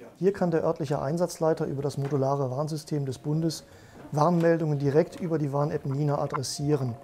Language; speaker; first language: German; native; German